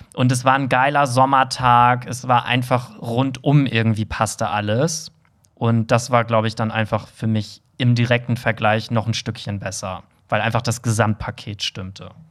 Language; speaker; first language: German; native; German